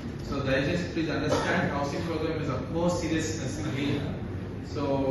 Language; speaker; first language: English; non-native, local second language; Telugu